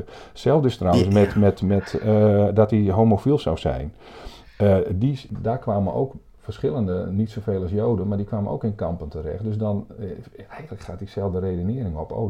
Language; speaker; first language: Dutch; native; Dutch